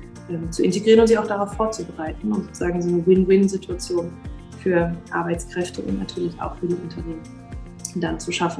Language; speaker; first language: German; native; German